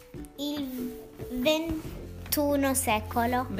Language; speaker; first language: Italian; early bilingual, heritage; English